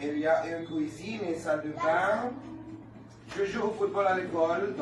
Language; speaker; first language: French; non-native, fluent; Arabic